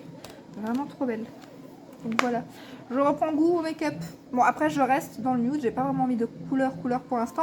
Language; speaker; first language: French; native; French